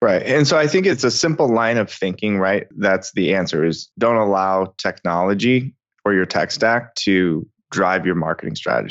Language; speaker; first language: English; native; English